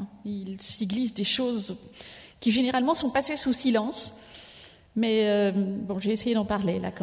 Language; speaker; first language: French; native; French